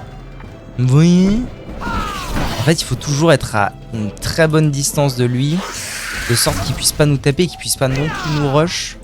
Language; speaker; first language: French; native; French